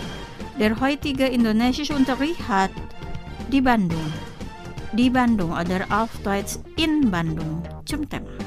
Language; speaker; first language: German; non-native, fluent; Indonesian